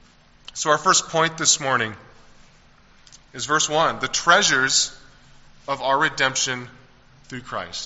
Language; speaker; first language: English; native; English